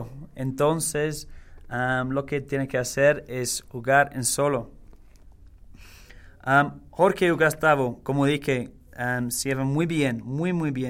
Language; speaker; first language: Spanish; non-native, learner; English